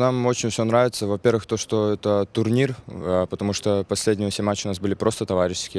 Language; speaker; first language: Russian; native; Russian